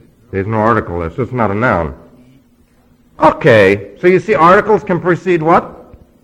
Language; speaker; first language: English; native; English